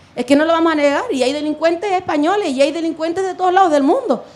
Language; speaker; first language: Spanish; non-native, fluent; Arabic